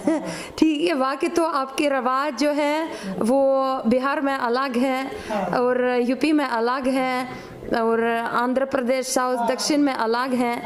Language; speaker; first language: Hindi; non-native, fluent; Ukrainian